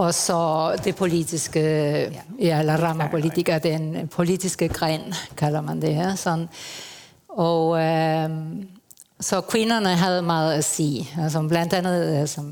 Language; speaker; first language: Danish; non-native, fluent; Spanish